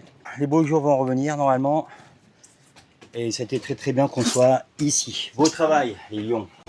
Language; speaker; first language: French; native; French